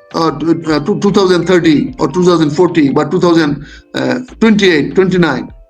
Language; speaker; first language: English; non-native, local second language; Bangla